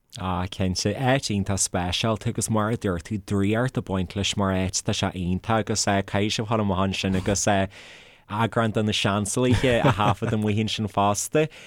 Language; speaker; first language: Irish; native; Irish